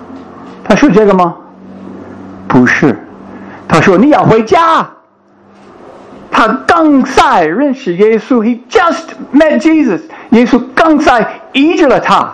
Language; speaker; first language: Chinese; non-native, fluent; English